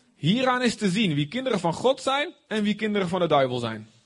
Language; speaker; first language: Dutch; native; Dutch